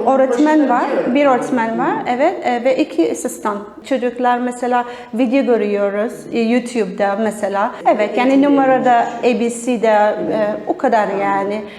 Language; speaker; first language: Turkish; non-native, learner; Arabic